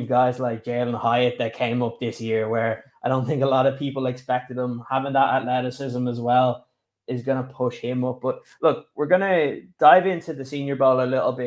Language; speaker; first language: English; native; English